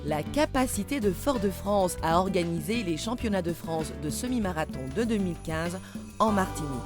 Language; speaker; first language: French; native; French